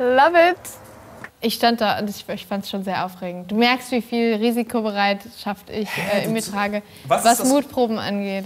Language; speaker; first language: German; native; German